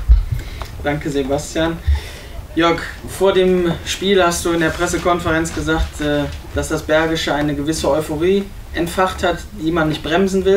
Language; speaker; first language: German; native; German